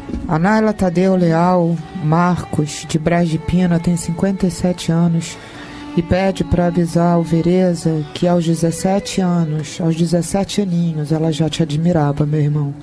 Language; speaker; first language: Portuguese; native; Portuguese